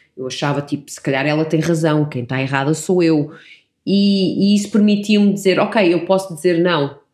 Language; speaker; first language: Portuguese; early bilingual, other home language; English